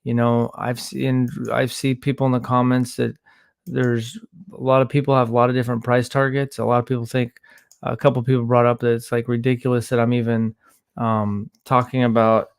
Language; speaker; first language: English; native; English